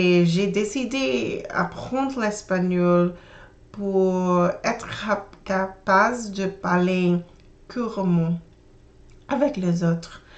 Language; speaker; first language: French; non-native, learner; English